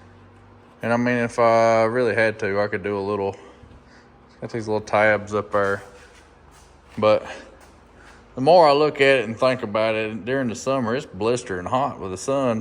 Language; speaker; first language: English; native; English